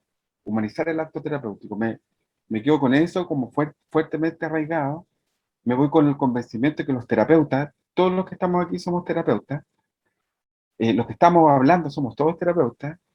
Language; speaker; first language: Spanish; native; Spanish